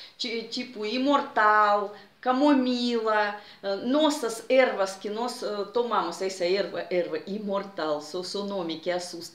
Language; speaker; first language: Portuguese; non-native, fluent; Russian